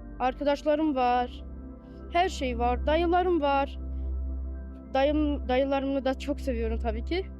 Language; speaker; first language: Turkish; early bilingual, heritage; Turkish